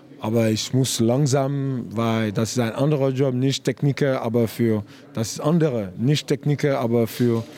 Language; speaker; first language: German; non-native, learner; French